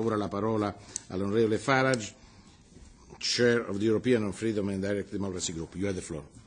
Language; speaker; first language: English; non-native, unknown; Italian